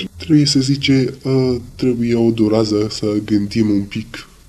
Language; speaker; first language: Romanian; non-native, learner; Arabic